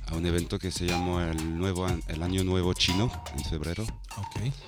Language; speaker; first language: Spanish; non-native, fluent; French